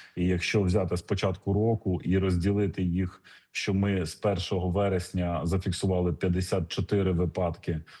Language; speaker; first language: Ukrainian; native; Ukrainian